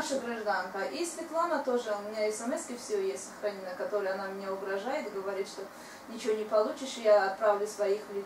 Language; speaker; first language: Russian; non-native, fluent; Tajik